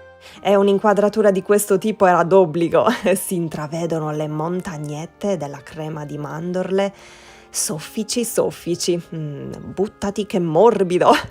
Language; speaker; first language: Italian; native; Italian